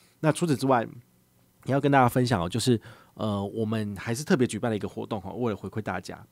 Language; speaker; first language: Chinese; native; Chinese